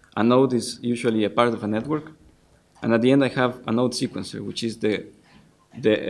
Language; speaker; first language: English; non-native, fluent; Spanish